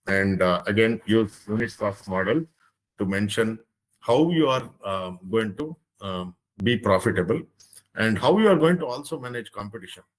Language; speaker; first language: English; non-native, local second language; Kannada